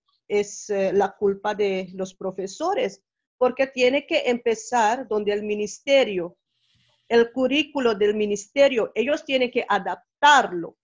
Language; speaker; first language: Spanish; non-native, fluent; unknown